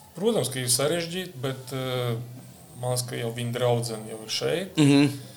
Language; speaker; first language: Latvian; non-native, local second language; Russian